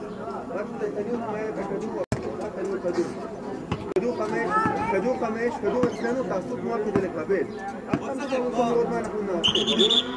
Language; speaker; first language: Hebrew; native; Hebrew